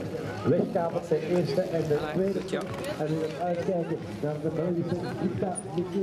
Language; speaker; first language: Dutch; native; Dutch